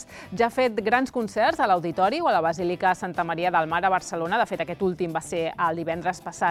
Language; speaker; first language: Catalan; native; Catalan